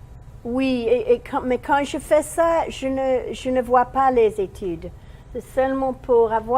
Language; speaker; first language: French; non-native, learner; English